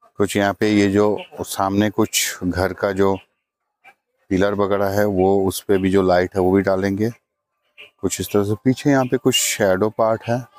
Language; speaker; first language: Hindi; non-native, local second language; Bangla